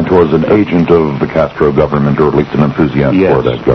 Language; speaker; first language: English; native; English